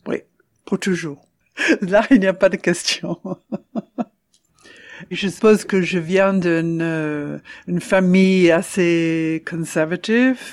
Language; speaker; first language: French; non-native, fluent; English